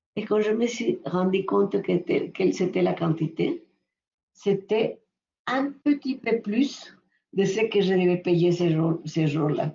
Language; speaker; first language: French; non-native, fluent; Spanish